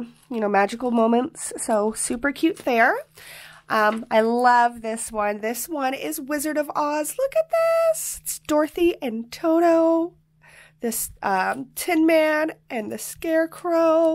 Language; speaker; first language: English; native; English